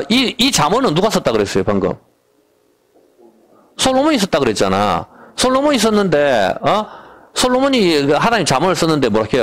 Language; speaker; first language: Korean; native; Korean